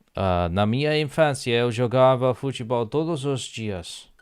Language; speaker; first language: Portuguese; non-native, learner; English